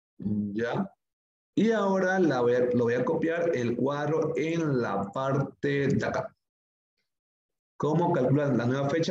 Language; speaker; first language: Spanish; native; Spanish